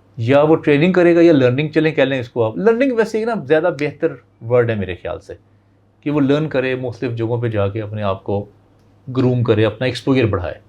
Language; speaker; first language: Urdu; non-native, local second language; Punjabi